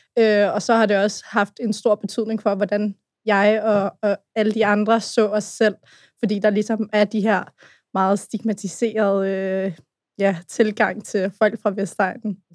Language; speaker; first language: Danish; early bilingual, other home language; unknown